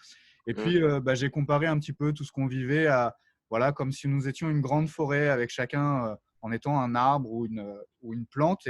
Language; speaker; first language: French; native; French